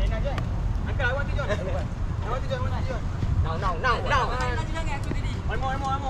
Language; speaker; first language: English; non-native, local second language; Malay